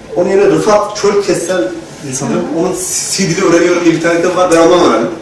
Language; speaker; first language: Turkish; native; Turkish